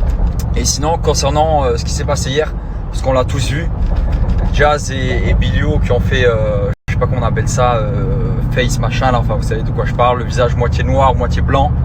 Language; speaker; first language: French; native; French